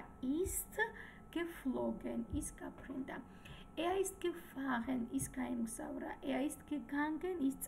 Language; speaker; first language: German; non-native, fluent; Georgian